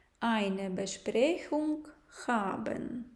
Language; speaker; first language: German; non-native, fluent; Ukrainian